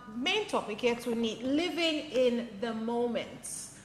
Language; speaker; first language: English; non-native, local second language; Swahili